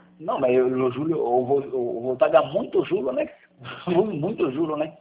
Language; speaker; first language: Portuguese; non-native, learner; Haitian Creole